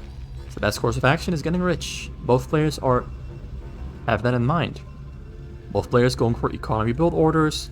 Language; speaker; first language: English; native; English